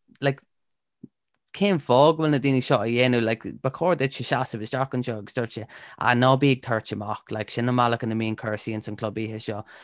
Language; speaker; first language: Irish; non-native, local second language; English